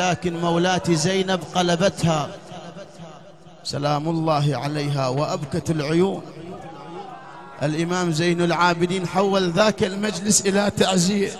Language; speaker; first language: Arabic; native; Arabic